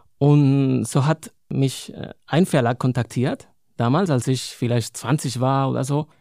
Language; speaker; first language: German; non-native, fluent; Spanish